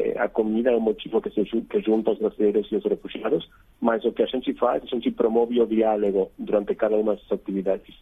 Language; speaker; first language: Portuguese; non-native, fluent; Spanish